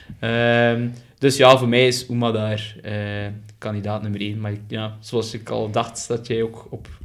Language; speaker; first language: Dutch; native; Dutch